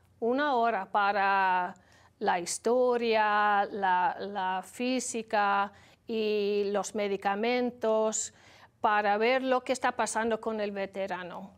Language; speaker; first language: Spanish; non-native, learner; English